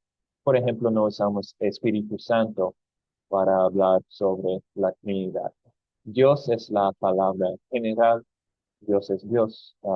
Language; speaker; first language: Spanish; non-native, fluent; English